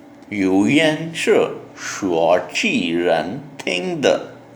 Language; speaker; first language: Chinese; non-native, learner; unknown